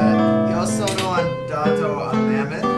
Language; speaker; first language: Italian; non-native, learner; English